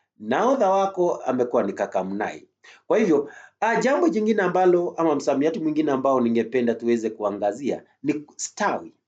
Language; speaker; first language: Swahili; native; Swahili